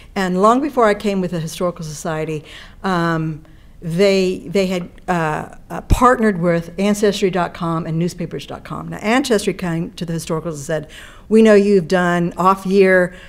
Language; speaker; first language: English; native; English